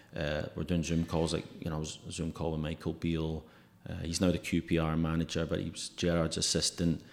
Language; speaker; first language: English; native; English